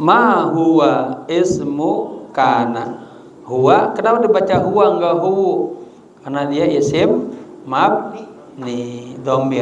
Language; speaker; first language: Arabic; non-native, fluent; Indonesian